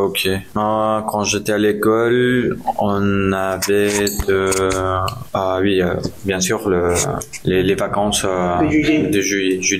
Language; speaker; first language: French; non-native, learner; Spanish